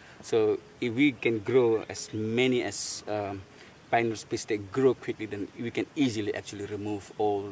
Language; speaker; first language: English; non-native, fluent; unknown